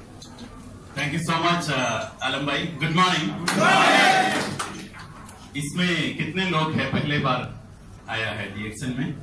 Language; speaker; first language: Hindi; non-native, fluent; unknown